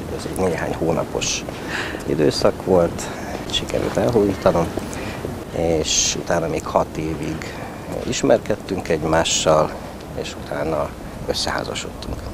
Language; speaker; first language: Hungarian; native; Hungarian